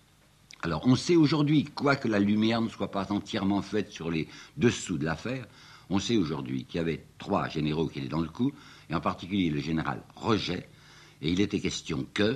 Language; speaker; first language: French; native; French